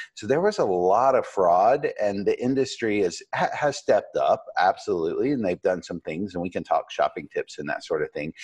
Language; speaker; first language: English; native; English